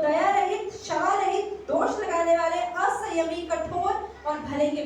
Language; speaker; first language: Hindi; native; Hindi